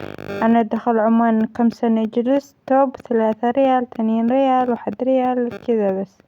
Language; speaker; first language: Arabic; non-native, learner; Amharic